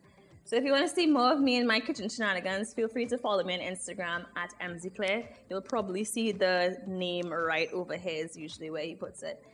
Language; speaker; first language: English; native; English